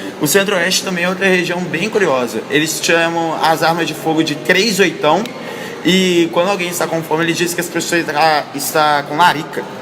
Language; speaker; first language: Portuguese; native; Portuguese